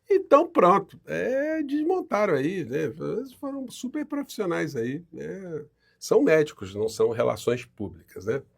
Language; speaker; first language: Portuguese; native; Portuguese